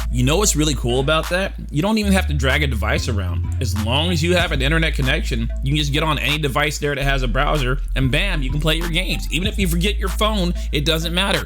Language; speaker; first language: English; native; English